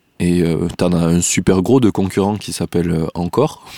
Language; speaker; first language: French; native; French